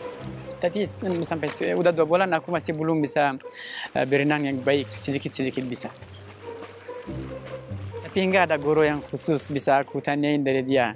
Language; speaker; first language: Indonesian; non-native, learner; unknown